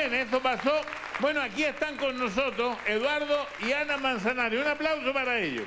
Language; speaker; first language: Spanish; native; Spanish